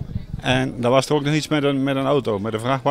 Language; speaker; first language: Dutch; native; Dutch